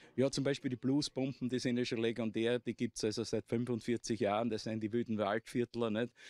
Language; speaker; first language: German; native; German